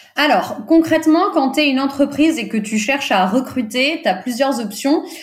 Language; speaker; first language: French; early bilingual, other home language; Portuguese